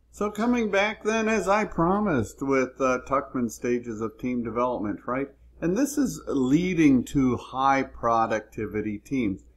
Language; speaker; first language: English; native; English